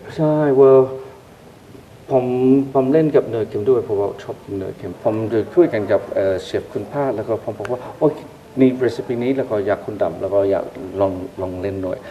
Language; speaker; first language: Thai; non-native, fluent; English